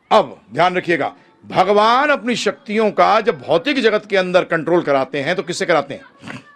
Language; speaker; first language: Hindi; native; Hindi